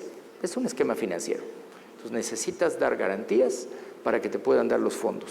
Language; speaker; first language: Spanish; native; Spanish